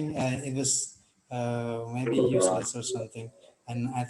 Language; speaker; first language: English; non-native, fluent; Indonesian